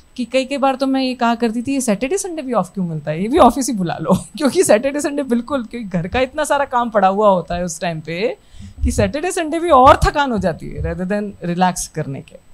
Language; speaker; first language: Hindi; native; Hindi